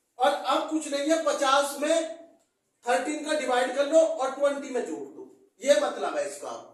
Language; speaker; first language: Hindi; native; Hindi